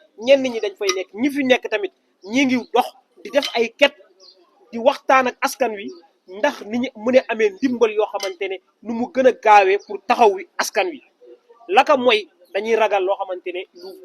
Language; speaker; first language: Wolof; non-native, local second language; Soninke